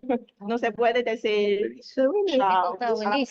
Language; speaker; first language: Spanish; non-native, learner; Chinese